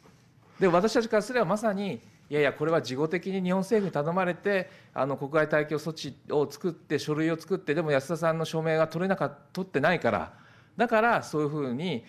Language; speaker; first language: Japanese; native; Japanese